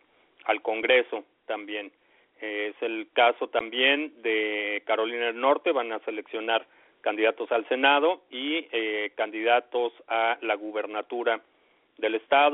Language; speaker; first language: Spanish; native; Spanish